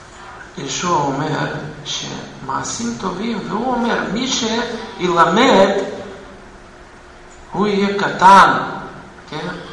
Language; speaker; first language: Hebrew; non-native, fluent; Russian